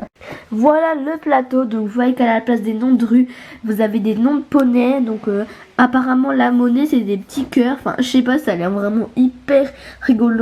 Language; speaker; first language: French; native; French